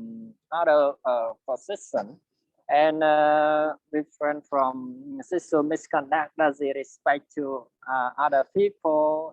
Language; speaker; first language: English; non-native, learner; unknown